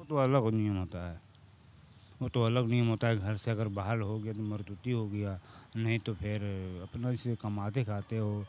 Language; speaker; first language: Hindi; native; Hindi